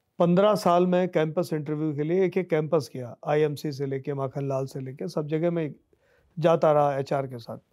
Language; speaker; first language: Hindi; native; Hindi